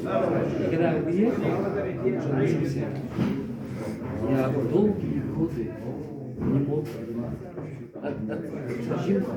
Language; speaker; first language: Russian; non-native, local second language; Chechen